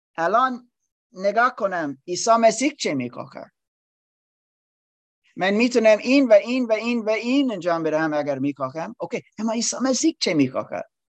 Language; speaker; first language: Persian; non-native, learner; English